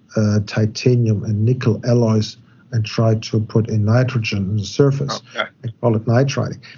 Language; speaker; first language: English; non-native, fluent; German